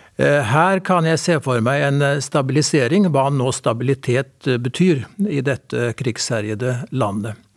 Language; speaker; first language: Norwegian; native; Norwegian